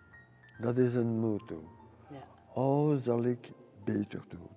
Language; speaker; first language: Dutch; non-native, local second language; French